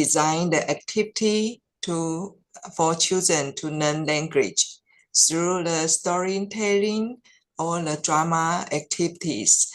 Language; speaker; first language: English; non-native, fluent; Chinese